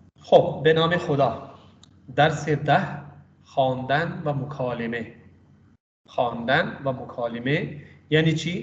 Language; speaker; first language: Persian; non-native, fluent; Urdu